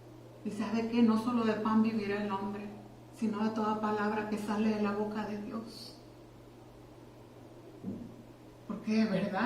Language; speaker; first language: Spanish; native; Spanish